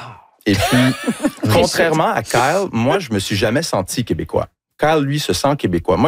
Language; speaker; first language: French; early bilingual, other home language; English